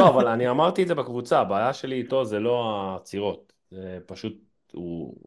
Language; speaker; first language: Hebrew; native; Hebrew